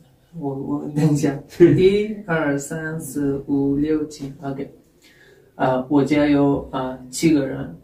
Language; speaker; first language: Chinese; non-native, fluent; Pashto